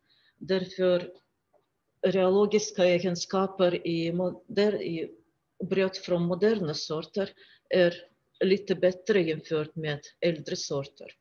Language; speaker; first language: Swedish; non-native, fluent; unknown